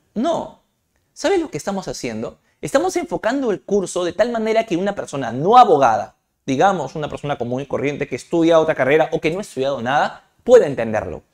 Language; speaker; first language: Spanish; native; Spanish